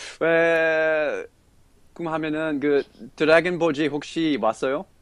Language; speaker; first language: Korean; non-native, learner; English